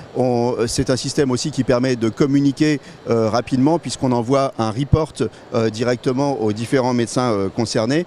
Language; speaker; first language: French; native; French